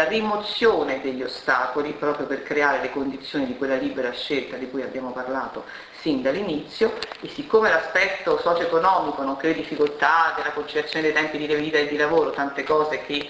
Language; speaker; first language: Italian; native; Italian